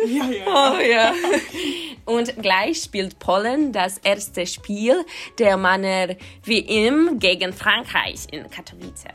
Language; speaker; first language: German; non-native, fluent; Polish